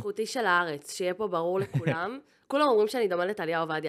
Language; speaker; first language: Hebrew; native; Hebrew